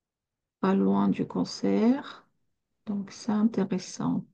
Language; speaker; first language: French; non-native, fluent; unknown